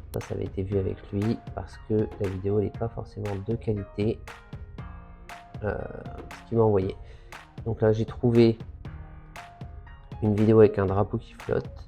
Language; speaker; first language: French; native; French